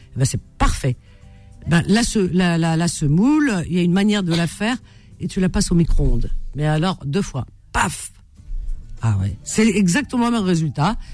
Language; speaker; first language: French; native; French